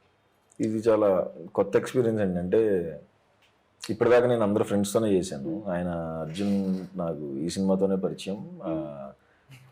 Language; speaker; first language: Telugu; native; Telugu